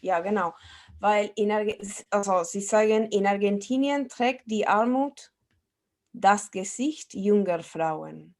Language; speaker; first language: German; non-native, fluent; Spanish